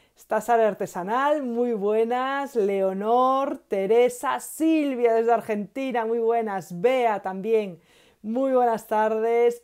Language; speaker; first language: Spanish; native; Spanish